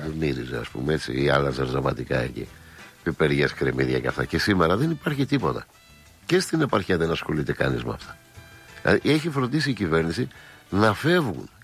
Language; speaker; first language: Greek; native; Greek